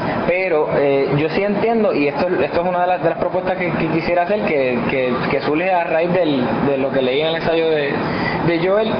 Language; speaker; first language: Spanish; native; Spanish